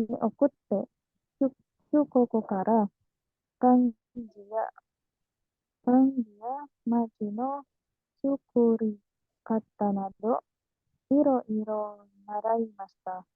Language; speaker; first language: Japanese; non-native, learner; Indonesian